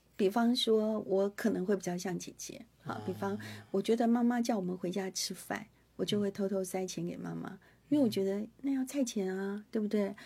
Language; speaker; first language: Chinese; non-native, local second language; Hakka Chinese